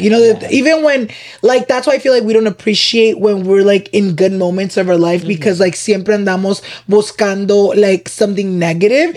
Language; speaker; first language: English; early bilingual, other home language; Spanish